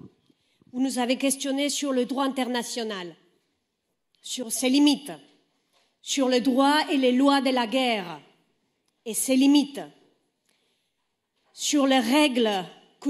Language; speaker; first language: French; native; French